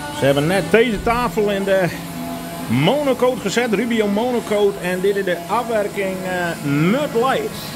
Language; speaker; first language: Dutch; non-native, local second language; Western Frisian